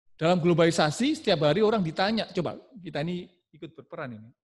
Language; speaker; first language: Indonesian; non-native, local second language; Javanese